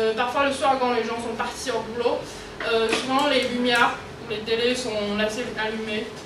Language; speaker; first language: French; non-native, fluent; Chinese